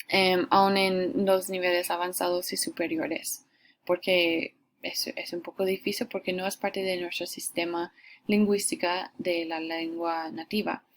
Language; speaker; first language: Spanish; non-native, fluent; English